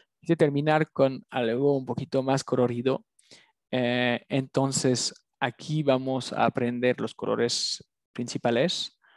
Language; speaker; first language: Spanish; non-native, fluent; French